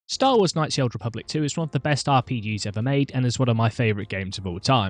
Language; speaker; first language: English; native; English